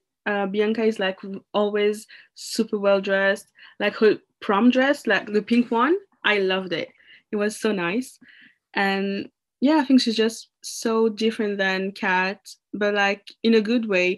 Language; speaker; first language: English; non-native, fluent; French